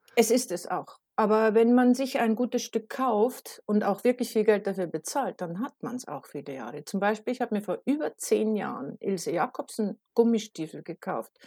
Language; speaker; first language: German; native; German